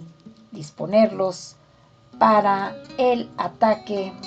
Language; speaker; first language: Spanish; native; Spanish